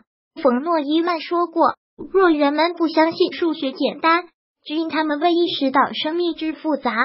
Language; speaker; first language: Chinese; native; Chinese